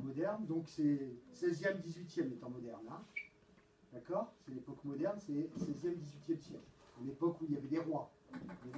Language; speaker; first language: French; native; French